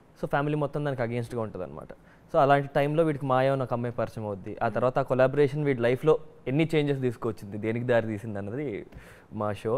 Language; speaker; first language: Telugu; native; Telugu